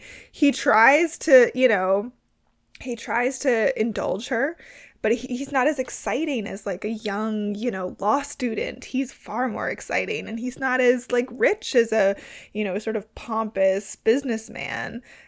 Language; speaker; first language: English; native; English